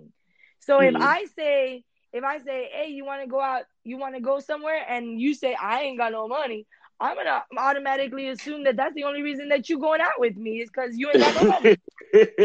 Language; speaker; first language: English; early bilingual, other home language; Spanish